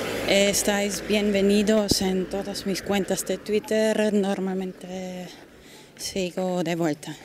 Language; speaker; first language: Spanish; non-native, fluent; German